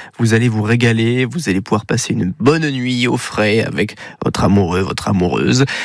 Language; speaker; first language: French; native; French